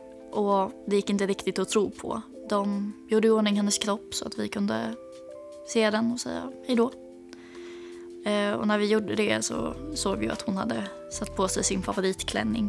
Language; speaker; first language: Swedish; native; Swedish